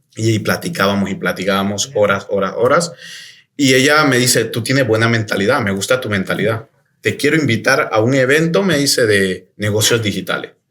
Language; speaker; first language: Spanish; native; Spanish